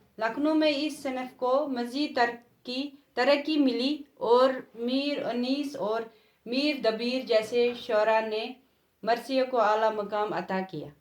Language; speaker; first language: Urdu; non-native, local second language; Kashmiri